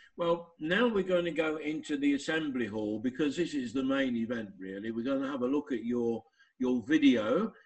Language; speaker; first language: English; native; English